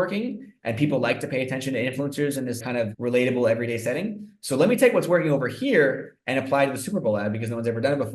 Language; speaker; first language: English; native; English